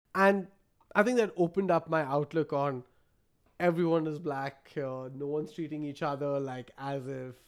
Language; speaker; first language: English; non-native, local second language; Malayalam